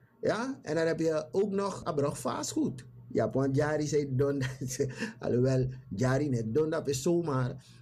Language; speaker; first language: Dutch; native; Dutch